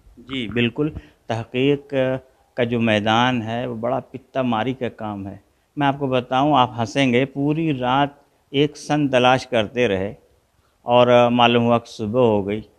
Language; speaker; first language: Urdu; native; Urdu